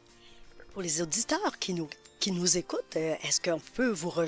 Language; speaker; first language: French; native; French